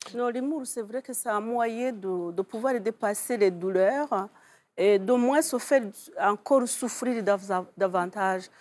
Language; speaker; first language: French; non-native, local second language; Kinyarwanda